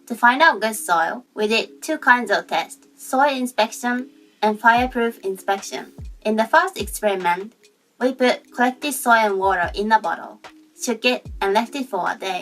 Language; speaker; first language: English; non-native, fluent; Japanese